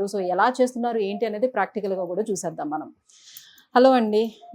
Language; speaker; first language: Telugu; native; Telugu